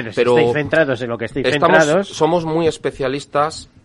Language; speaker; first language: Spanish; native; Spanish